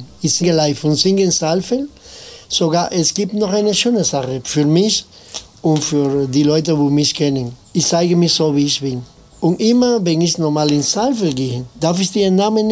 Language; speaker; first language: German; non-native, learner; Spanish